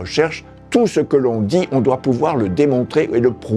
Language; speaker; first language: French; native; French